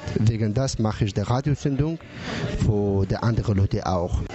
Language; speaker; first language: German; non-native, learner; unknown